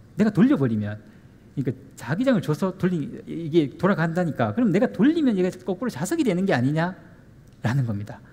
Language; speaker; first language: Korean; native; Korean